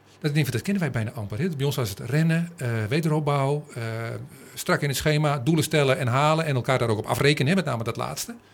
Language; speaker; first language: Dutch; native; Dutch